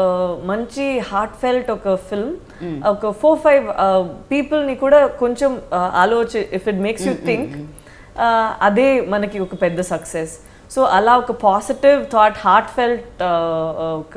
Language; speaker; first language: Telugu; non-native, local second language; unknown